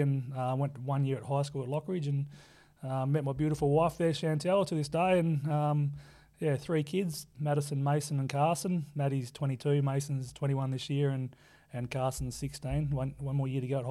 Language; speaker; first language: English; native; English